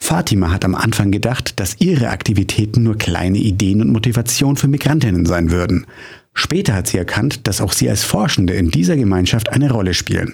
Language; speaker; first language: German; native; German